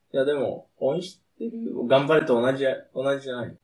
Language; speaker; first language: Japanese; non-native, fluent; English